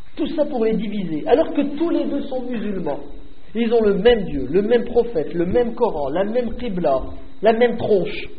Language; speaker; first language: French; native; French